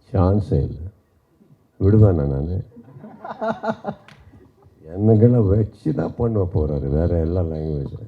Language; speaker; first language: Tamil; non-native, local second language; Kannada